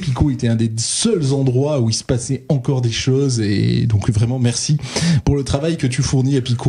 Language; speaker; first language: French; native; French